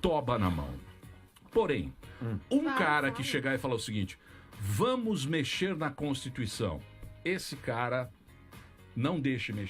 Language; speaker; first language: Portuguese; native; Portuguese